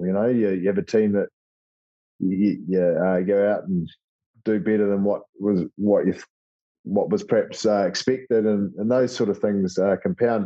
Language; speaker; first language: English; native; English